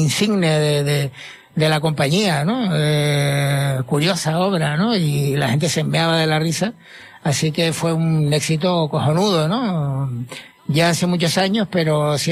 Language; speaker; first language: Spanish; native; Spanish